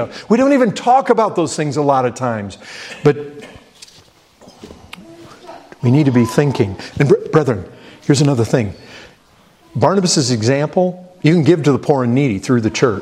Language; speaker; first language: English; native; English